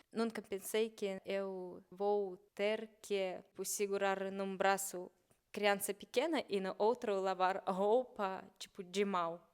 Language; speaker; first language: Portuguese; non-native, learner; Russian